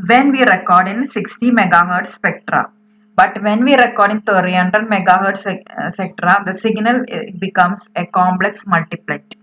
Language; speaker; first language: English; non-native, local second language; Malayalam